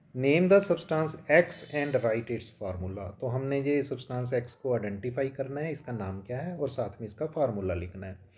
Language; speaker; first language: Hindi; non-native, local second language; Punjabi